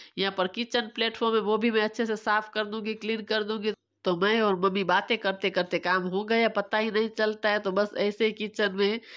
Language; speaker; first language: Hindi; non-native, local second language; Gujarati